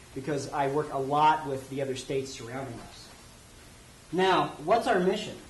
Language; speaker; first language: English; native; English